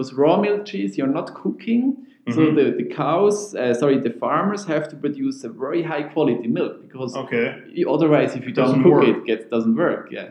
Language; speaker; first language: English; non-native, fluent; Swiss German